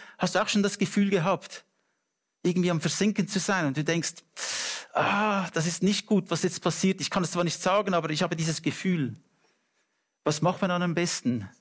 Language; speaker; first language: German; non-native, fluent; English